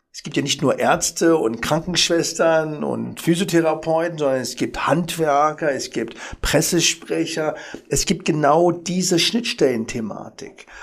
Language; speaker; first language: German; early bilingual, other home language; Arabic